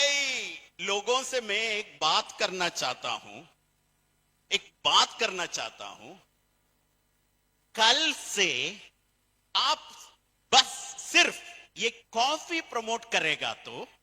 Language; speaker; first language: Hindi; non-native, fluent; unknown